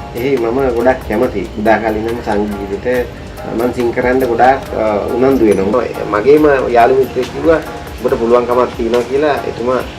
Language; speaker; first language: Sinhala; non-native, local second language; Tamil